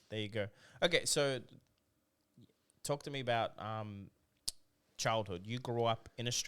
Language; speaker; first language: English; native; English